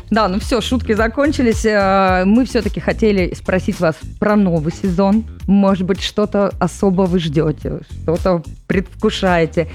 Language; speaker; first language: Russian; native; Russian